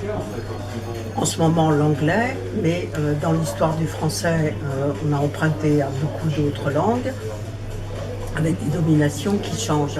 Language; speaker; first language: French; native; French